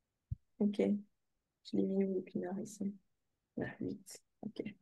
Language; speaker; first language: French; native; French